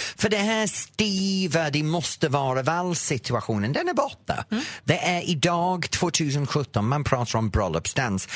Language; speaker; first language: Swedish; non-native, fluent; English